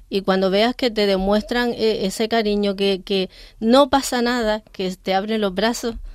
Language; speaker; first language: Spanish; native; Spanish